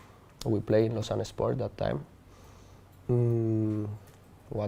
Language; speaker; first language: English; non-native, learner; Spanish